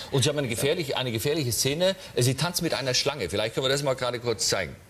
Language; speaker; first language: German; native; German